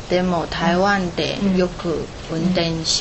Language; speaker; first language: Japanese; non-native, learner; Chinese